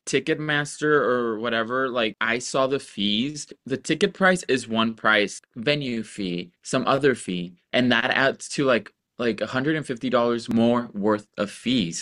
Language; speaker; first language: English; early bilingual, other home language; Spanish